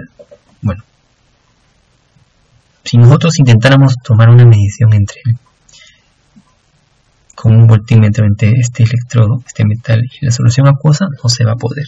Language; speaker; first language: Spanish; native; Spanish